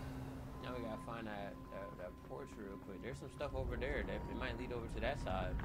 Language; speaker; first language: English; native; English